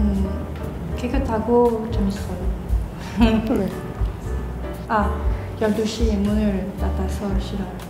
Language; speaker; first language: Korean; non-native, learner; French